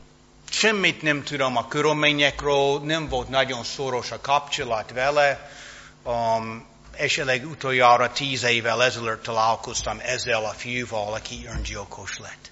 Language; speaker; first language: Hungarian; non-native, fluent; English